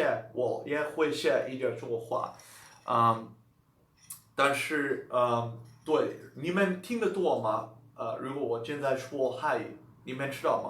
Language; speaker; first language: Chinese; non-native, learner; Dutch